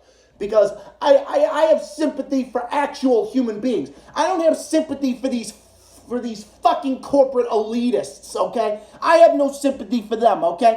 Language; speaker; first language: English; native; English